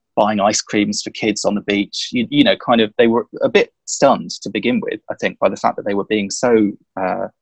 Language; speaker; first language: English; native; English